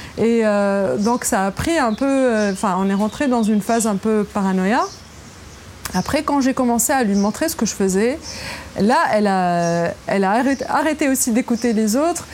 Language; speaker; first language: French; non-native, local second language; Arabic